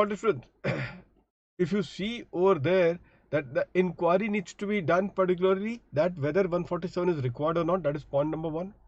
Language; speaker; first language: English; non-native, local second language; Hindi